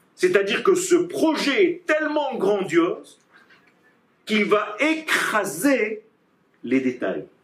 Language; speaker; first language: French; non-native, fluent; Hebrew